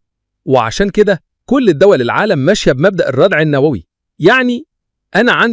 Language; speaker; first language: Arabic; native; Arabic